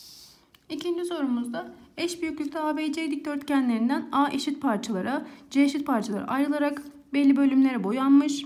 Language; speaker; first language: Turkish; native; Turkish